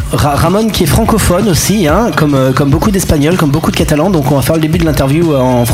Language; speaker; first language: French; native; French